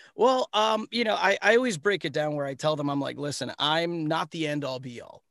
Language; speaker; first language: English; early bilingual, other home language; Spanish